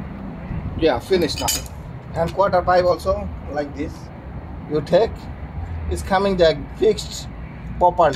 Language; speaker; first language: English; non-native, learner; Bangla